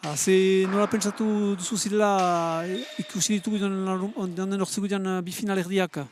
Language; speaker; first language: Basque; native; Basque